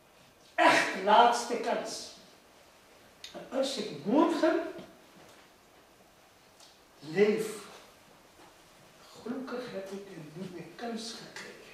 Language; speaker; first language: Dutch; non-native, fluent; Urdu